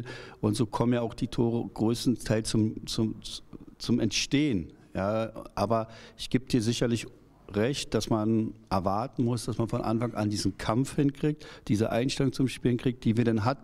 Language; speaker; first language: German; native; German